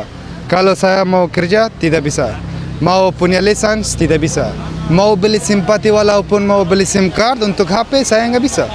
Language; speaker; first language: Indonesian; early bilingual, other home language; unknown